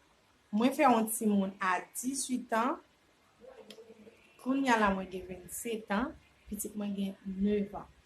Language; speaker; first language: French; non-native, learner; Haitian Creole